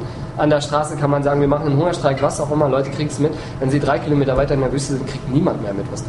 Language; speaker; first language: German; native; German